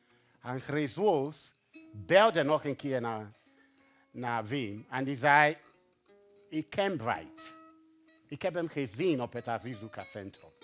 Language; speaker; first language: Dutch; non-native, fluent; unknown